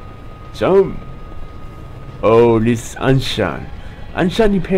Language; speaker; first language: English; non-native, learner; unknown